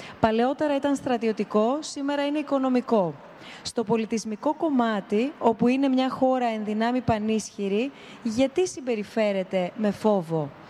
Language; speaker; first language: Greek; native; Greek